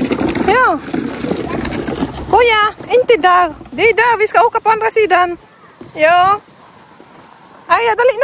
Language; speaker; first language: Swedish; non-native, learner; Filipino